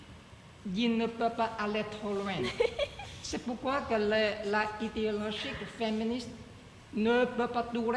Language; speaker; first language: French; non-native, learner; Chinese